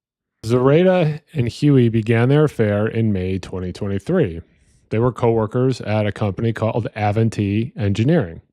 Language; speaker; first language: English; native; English